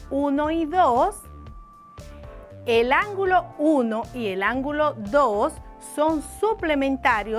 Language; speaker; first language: Spanish; native; Spanish